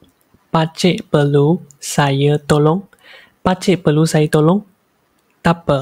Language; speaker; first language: Indonesian; non-native, local second language; Chinese